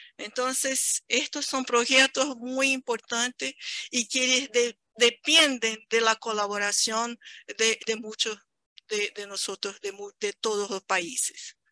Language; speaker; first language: Spanish; non-native, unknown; Portuguese